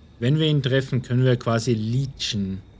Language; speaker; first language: German; native; German